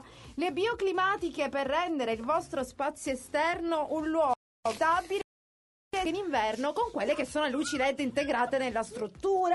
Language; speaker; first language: Italian; native; Italian